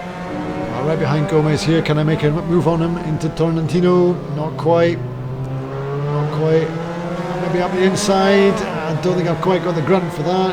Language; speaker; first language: English; native; English